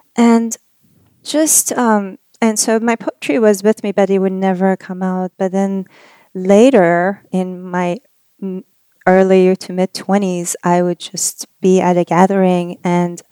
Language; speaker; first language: English; non-native, fluent; Persian